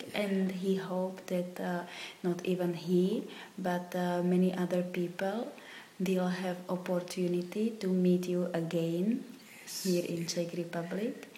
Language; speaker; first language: English; non-native, fluent; Slovak